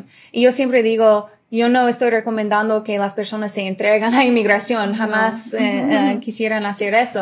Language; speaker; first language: Spanish; early bilingual, other home language; English